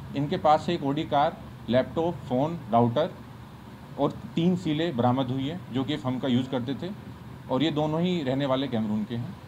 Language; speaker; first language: Hindi; native; Hindi